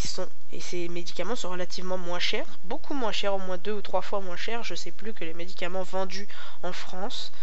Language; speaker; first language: French; native; French